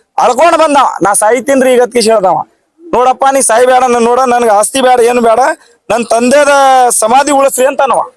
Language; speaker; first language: Kannada; non-native, local second language; Lambadi